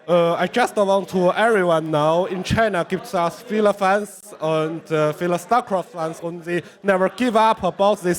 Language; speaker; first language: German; non-native, learner; Chinese